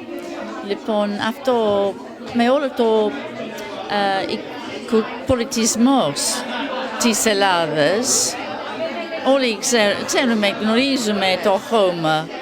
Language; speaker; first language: Greek; non-native, learner; English